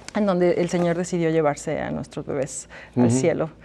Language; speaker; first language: Spanish; native; Spanish